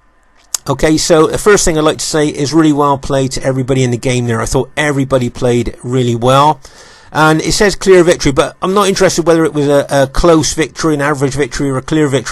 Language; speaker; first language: English; native; English